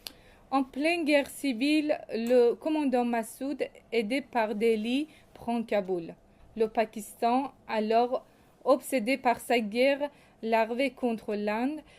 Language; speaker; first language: French; non-native, fluent; Persian